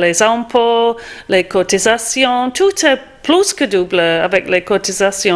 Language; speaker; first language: French; non-native, fluent; English